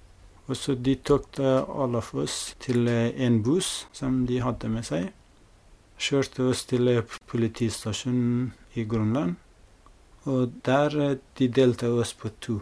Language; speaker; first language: Norwegian; non-native, fluent; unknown